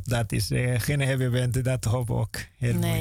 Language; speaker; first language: Dutch; non-native, learner; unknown